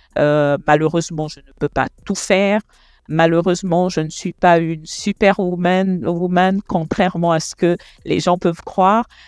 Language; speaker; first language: French; non-native, local second language; Lingala